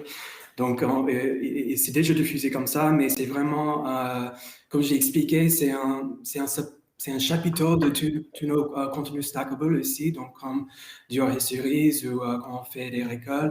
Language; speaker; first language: French; non-native, fluent; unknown